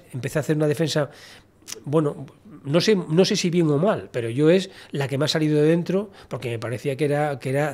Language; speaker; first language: Spanish; native; Spanish